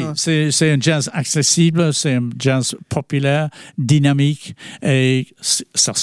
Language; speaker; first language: French; non-native, fluent; English